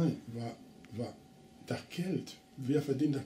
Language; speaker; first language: German; non-native, learner; Spanish